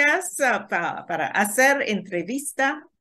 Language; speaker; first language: Spanish; non-native, learner; English